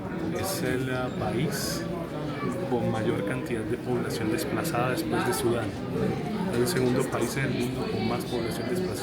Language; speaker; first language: Spanish; native; Spanish